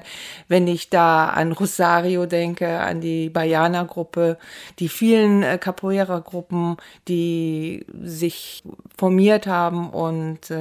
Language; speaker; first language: German; native; German